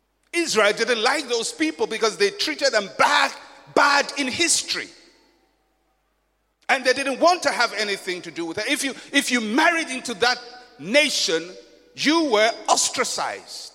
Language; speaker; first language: English; non-native, local second language; Akan